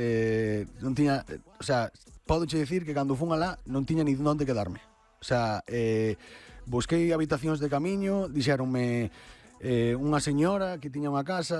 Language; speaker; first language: Galician; native; Galician